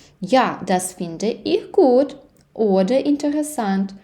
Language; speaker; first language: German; non-native, fluent; Ukrainian